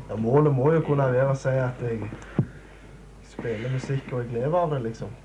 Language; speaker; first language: Norwegian; native; Norwegian